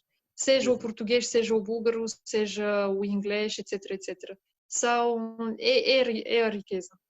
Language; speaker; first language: Portuguese; non-native, fluent; Bulgarian